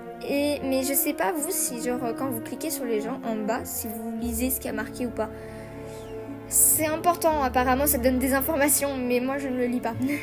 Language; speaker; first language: French; native; French